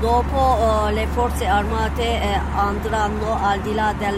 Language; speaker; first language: Italian; non-native, fluent; Turkish